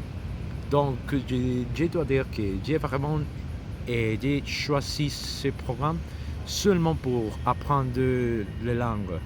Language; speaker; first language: French; non-native, learner; Spanish